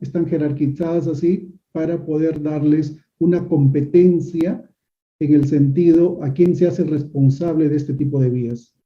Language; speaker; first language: Spanish; native; Spanish